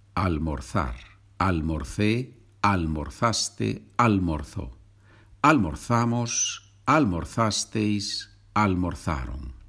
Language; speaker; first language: Spanish; non-native, fluent; English